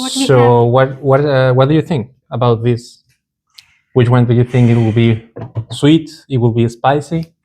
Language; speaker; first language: English; non-native, learner; Spanish